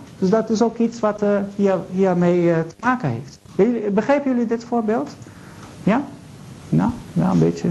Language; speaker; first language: Dutch; non-native, fluent; Portuguese